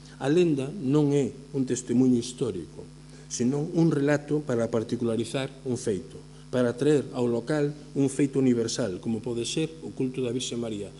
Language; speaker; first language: Galician; native; Galician